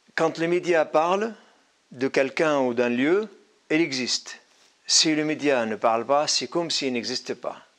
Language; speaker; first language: French; non-native, fluent; Arabic